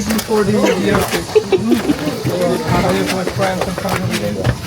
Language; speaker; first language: English; non-native, learner; Indonesian